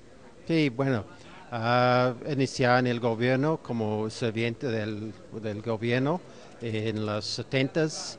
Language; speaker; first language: Spanish; non-native, fluent; English